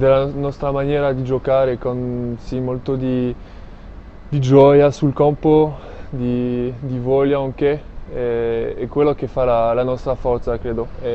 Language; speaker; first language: Italian; non-native, fluent; French